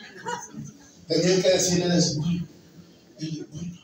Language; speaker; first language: Spanish; native; Spanish